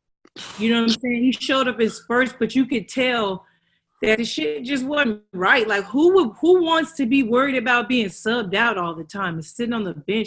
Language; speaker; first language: English; native; English